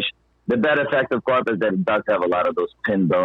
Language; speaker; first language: English; non-native, fluent; Ukrainian